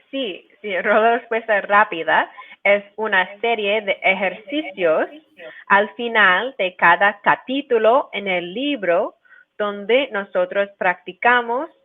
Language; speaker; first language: Spanish; non-native, fluent; English